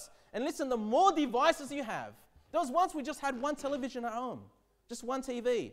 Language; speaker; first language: English; native; English